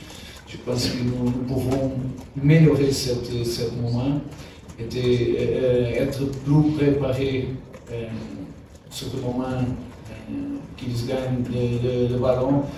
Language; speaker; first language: French; non-native, learner; Portuguese